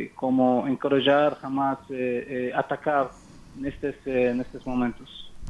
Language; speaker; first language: Spanish; non-native, learner; Hebrew